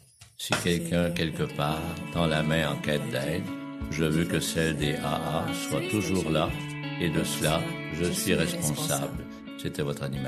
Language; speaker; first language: French; native; French